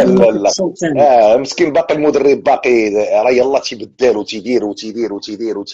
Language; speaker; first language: Arabic; native; Arabic